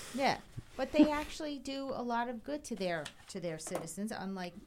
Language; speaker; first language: English; native; English